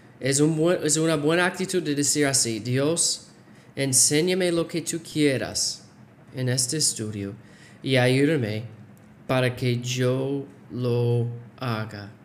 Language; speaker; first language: Spanish; non-native, fluent; English